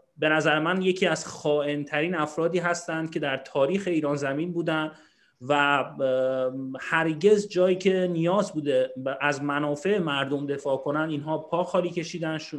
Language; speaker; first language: Persian; native; Persian